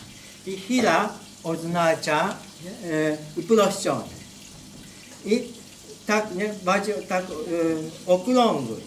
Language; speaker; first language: Polish; non-native, learner; Japanese